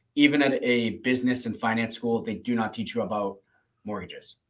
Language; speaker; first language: English; native; English